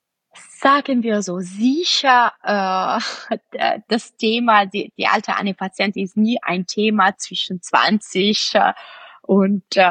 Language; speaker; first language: German; non-native, fluent; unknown